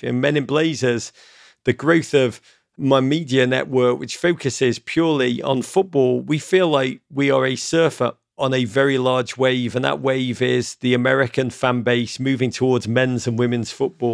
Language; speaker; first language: English; native; English